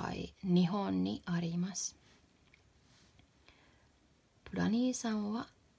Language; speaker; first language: Japanese; non-native, fluent; Finnish